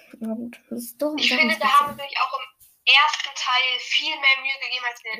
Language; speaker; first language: German; native; German